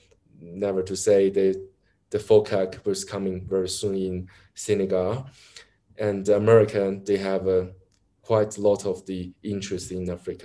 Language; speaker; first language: English; non-native, learner; Chinese